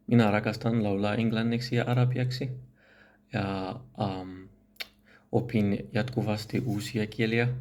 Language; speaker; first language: Finnish; non-native, learner; Arabic